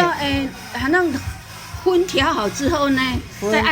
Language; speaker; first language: Chinese; native; Chinese